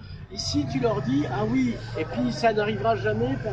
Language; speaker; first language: French; native; French